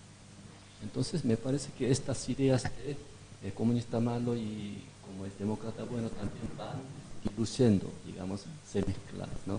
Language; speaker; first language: Spanish; non-native, fluent; Korean